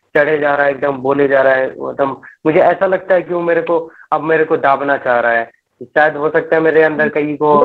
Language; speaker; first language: Hindi; native; Hindi